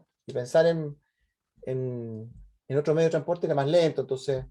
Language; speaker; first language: Spanish; native; Spanish